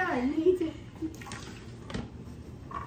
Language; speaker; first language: Spanish; native; Spanish